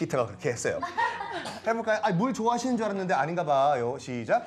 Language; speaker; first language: Korean; native; Korean